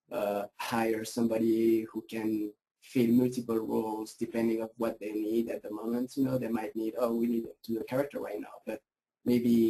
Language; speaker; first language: English; non-native, fluent; French